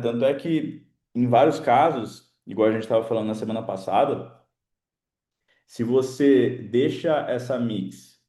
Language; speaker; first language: Portuguese; native; Portuguese